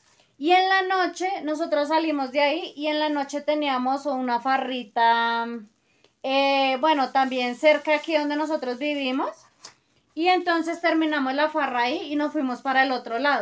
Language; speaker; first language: Spanish; native; Spanish